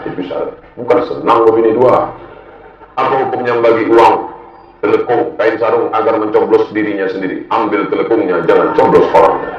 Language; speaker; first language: Indonesian; non-native, local second language; Malay